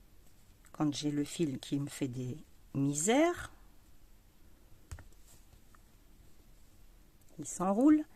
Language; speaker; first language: French; native; French